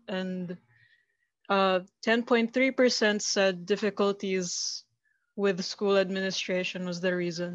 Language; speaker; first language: English; non-native, local second language; Filipino